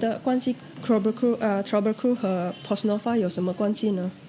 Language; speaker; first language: Chinese; non-native, fluent; Indonesian